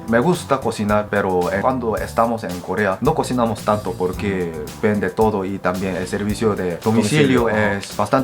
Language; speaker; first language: Spanish; non-native, fluent; Korean